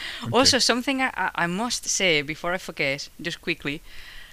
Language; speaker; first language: English; non-native, fluent; Spanish